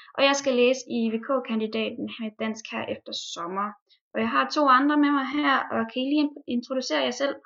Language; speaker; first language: Danish; native; Danish